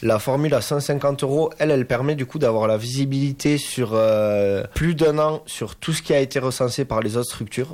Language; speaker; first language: French; native; French